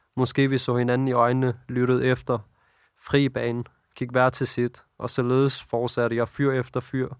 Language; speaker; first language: Danish; early bilingual, other home language; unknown